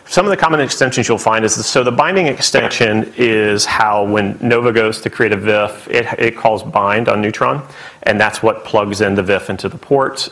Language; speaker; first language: English; native; English